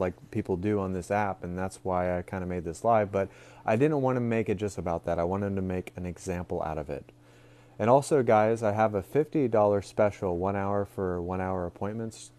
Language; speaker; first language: English; native; English